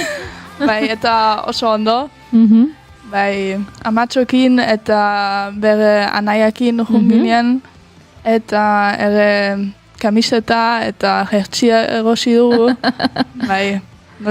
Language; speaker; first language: Basque; early bilingual, heritage; Basque